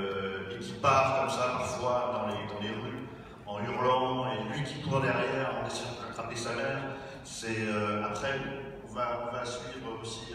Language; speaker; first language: French; native; French